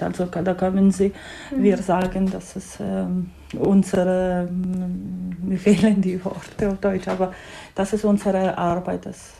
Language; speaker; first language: German; non-native, learner; Polish